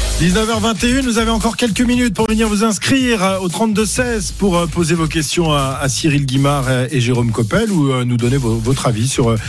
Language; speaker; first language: French; native; French